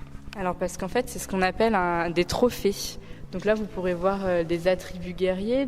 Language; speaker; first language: French; native; French